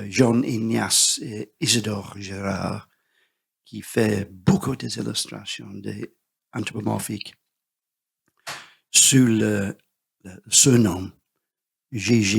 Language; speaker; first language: French; non-native, learner; English